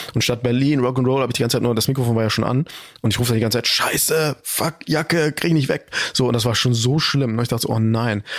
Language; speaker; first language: German; early bilingual, other home language; Turkish